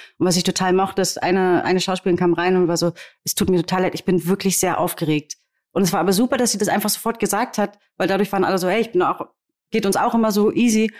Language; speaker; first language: German; native; German